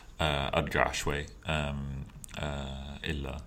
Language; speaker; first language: Arabic; non-native, fluent; English